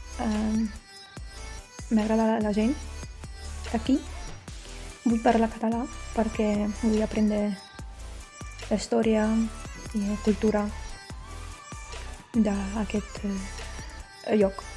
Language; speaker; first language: Catalan; non-native, learner; Ukrainian